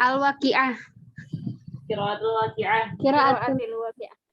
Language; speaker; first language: Arabic; non-native, learner; Indonesian